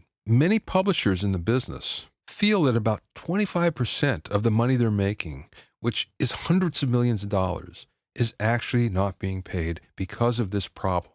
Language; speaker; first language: English; native; English